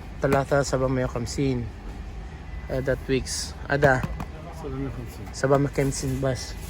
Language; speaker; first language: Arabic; non-native, learner; Filipino